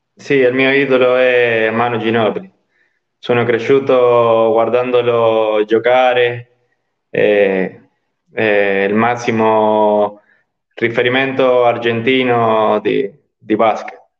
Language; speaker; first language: Italian; non-native, learner; Spanish